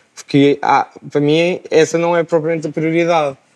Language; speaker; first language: Portuguese; native; Portuguese